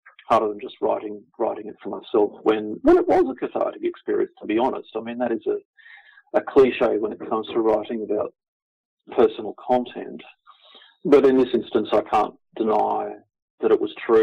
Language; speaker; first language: English; native; English